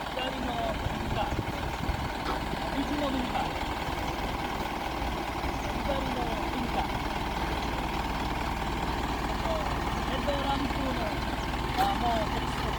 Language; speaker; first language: Japanese; non-native, learner; Indonesian